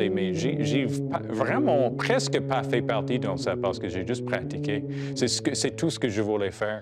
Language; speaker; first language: French; non-native, fluent; English